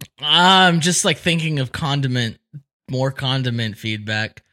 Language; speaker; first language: English; native; English